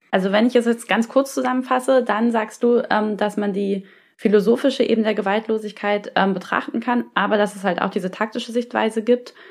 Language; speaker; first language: German; native; German